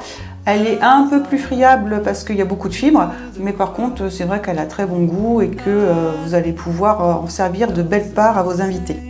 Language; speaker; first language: French; native; French